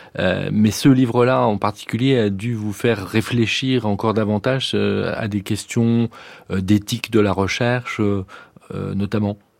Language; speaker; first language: French; native; French